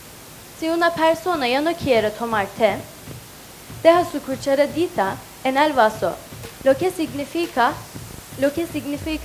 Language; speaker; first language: Spanish; non-native, learner; Turkish